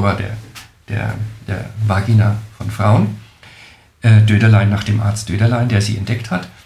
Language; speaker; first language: German; native; German